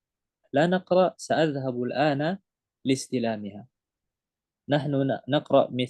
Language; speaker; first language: Arabic; non-native, fluent; Indonesian